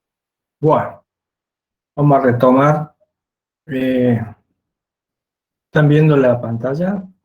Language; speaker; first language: Spanish; native; Spanish